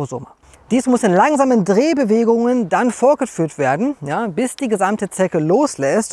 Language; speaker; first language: German; native; German